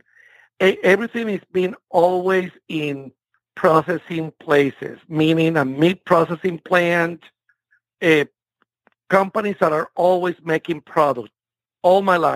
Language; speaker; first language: English; non-native, fluent; Spanish